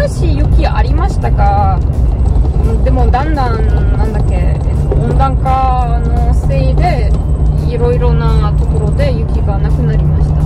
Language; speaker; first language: Japanese; non-native, learner; German